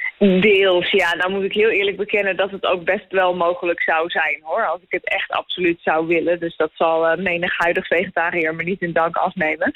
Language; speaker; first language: Dutch; native; Dutch